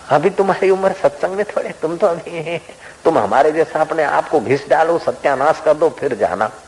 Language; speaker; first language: Hindi; non-native, local second language; Sindhi